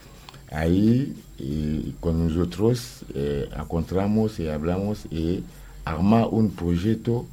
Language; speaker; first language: Spanish; non-native, learner; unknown